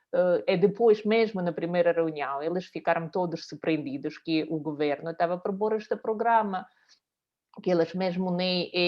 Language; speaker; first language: Portuguese; non-native, fluent; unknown